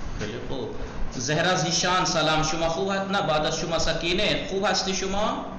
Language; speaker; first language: Persian; non-native, fluent; Urdu